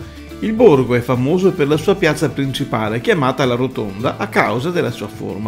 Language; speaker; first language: Italian; native; Italian